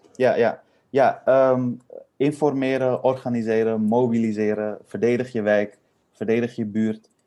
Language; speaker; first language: Dutch; early bilingual, other home language; Persian